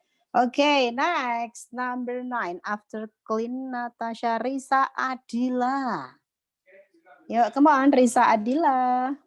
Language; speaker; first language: English; non-native, local second language; Indonesian